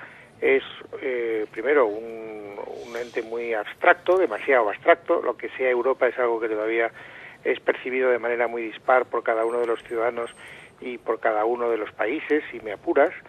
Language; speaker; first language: Spanish; native; Spanish